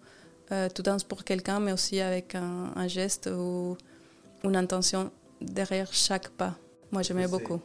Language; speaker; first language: French; non-native, fluent; Spanish